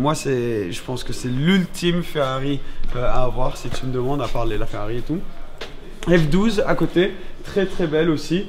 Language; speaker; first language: French; native; French